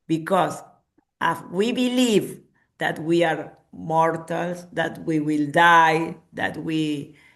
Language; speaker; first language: English; non-native, fluent; Spanish